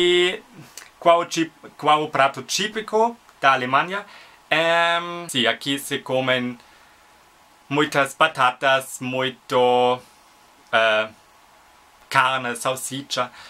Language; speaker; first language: Portuguese; non-native, fluent; German